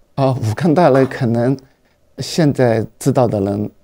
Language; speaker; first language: Chinese; native; Chinese